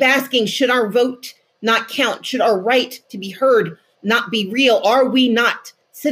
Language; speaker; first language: English; native; English